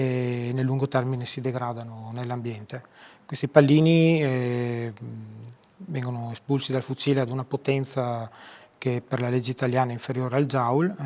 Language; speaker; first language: Italian; native; Italian